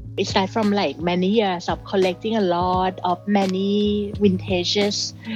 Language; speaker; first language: English; non-native, fluent; Thai